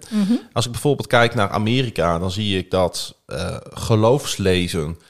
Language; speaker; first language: Dutch; non-native, fluent; French